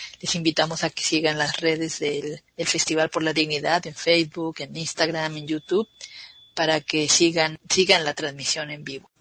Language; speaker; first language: Spanish; native; Spanish